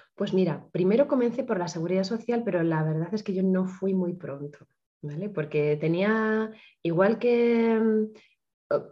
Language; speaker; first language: Spanish; native; Spanish